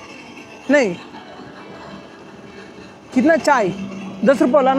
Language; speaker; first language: Hindi; non-native, local second language; Kannada